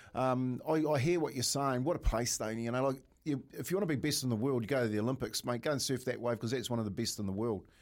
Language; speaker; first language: English; native; English